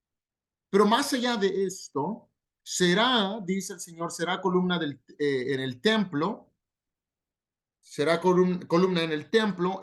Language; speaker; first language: Spanish; native; Spanish